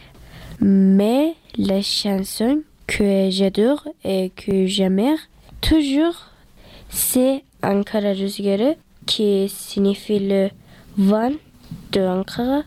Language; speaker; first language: French; early bilingual, other home language; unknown